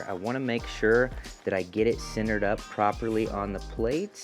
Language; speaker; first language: English; native; English